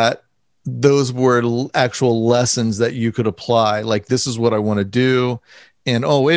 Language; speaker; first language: English; native; English